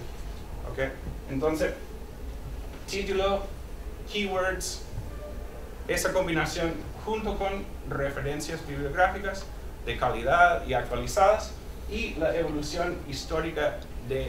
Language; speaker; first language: Spanish; non-native, fluent; English